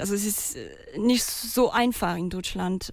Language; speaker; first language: German; non-native, fluent; Malagasy